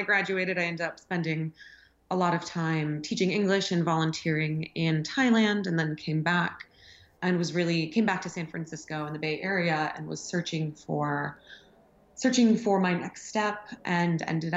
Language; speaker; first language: English; native; English